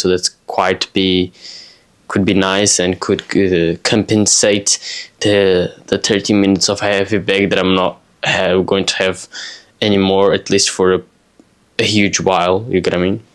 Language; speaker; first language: English; non-native, fluent; Portuguese